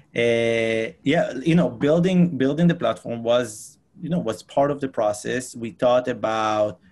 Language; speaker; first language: English; non-native, fluent; Hebrew